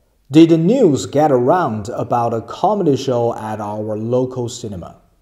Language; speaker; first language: English; non-native, fluent; Chinese